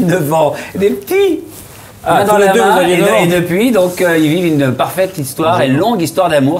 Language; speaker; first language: French; native; French